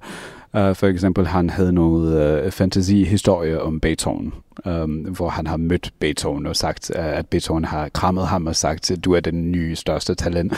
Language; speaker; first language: Danish; non-native, fluent; English